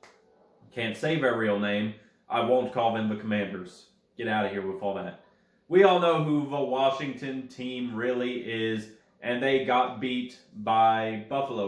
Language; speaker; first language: English; native; English